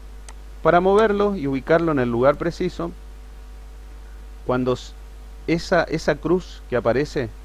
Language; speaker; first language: Spanish; native; Spanish